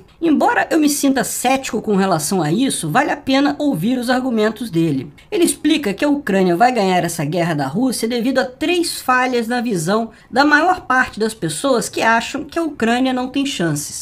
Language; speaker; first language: Portuguese; native; Portuguese